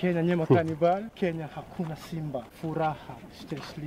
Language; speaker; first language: Polish; non-native, learner; Swahili